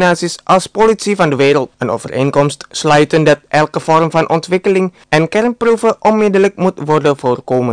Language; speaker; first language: Dutch; non-native, fluent; Indonesian